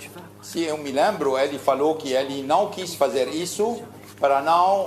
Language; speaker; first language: Portuguese; early bilingual, heritage; Portuguese